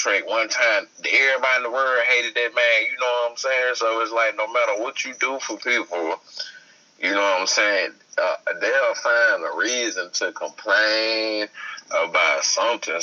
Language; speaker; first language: English; native; English